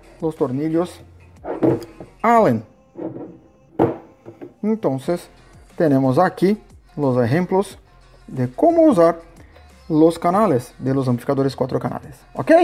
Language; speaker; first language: Spanish; non-native, learner; Portuguese